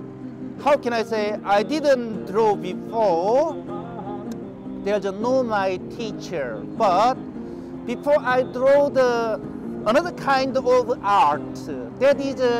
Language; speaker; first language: English; non-native, learner; Korean